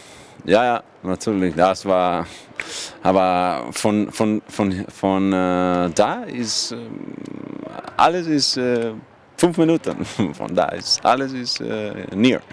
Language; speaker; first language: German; non-native, learner; Russian